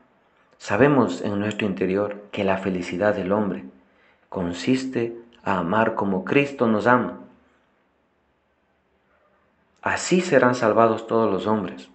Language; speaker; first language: Spanish; non-native, fluent; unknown